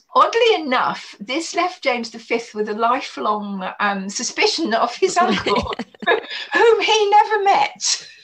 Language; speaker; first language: English; native; English